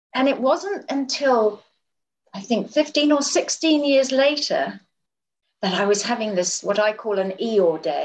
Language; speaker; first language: English; native; English